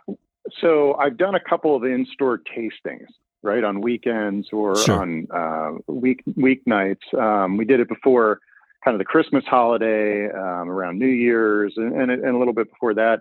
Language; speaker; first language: English; native; English